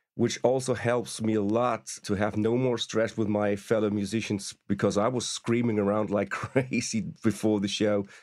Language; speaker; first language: English; non-native, fluent; German